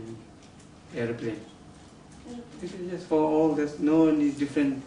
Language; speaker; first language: English; non-native, learner; Tibetan